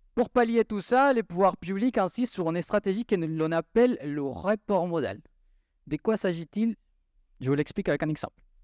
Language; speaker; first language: French; non-native, fluent; Spanish